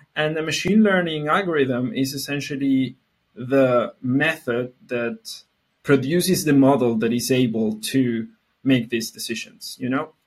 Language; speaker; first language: English; non-native, fluent; Spanish